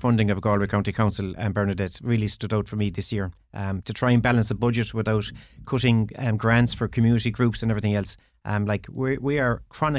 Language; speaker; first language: English; native; English